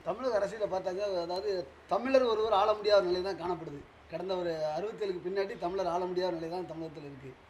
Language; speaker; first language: Tamil; native; Tamil